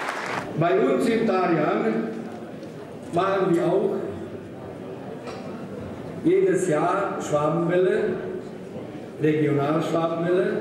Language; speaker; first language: German; non-native, learner; Hungarian